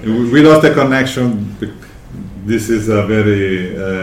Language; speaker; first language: English; non-native, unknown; Italian